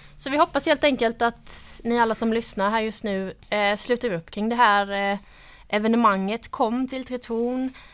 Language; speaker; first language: Swedish; native; Swedish